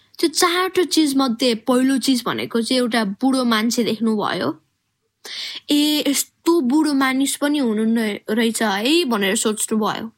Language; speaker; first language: Nepali; early bilingual, heritage; Nepali